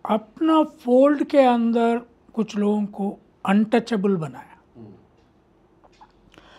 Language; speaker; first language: Hindi; non-native, local second language; Telugu